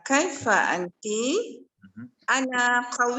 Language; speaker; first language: Arabic; non-native, learner; Malay